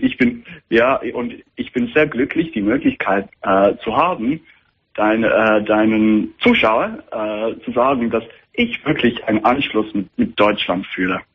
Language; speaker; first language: German; non-native, fluent; English